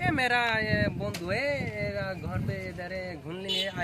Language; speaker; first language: Hindi; non-native, local second language; Bangla